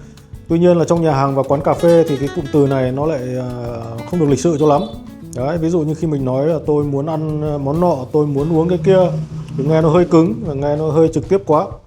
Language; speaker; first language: Vietnamese; native; Vietnamese